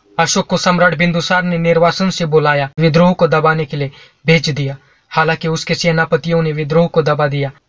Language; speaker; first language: Hindi; non-native, local second language; Marathi